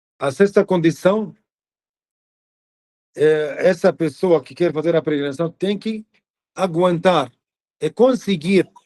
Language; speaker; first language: Portuguese; non-native, fluent; Arabic